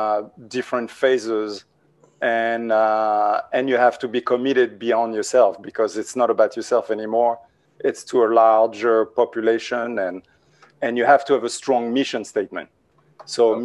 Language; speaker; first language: English; non-native, fluent; French